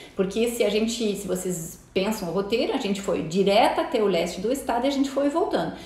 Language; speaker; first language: Portuguese; non-native, fluent; French